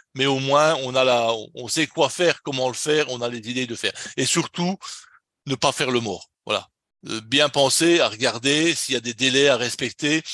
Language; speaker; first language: French; native; French